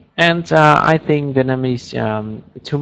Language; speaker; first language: English; non-native, learner; Vietnamese